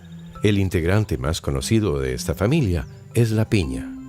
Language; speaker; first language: Spanish; native; Spanish